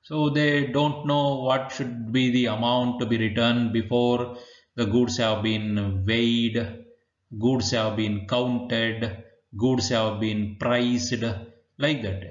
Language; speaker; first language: English; non-native, local second language; Kannada